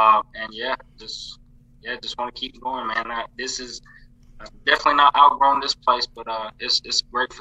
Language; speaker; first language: English; native; English